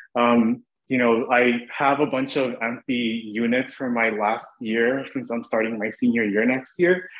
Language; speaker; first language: English; native; English